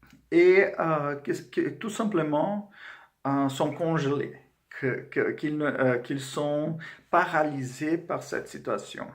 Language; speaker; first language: French; non-native, fluent; Portuguese